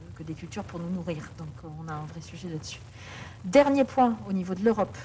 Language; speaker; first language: French; native; French